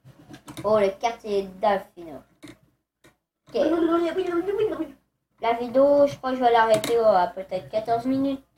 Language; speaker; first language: French; native; French